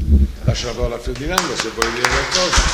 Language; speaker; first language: Italian; native; Italian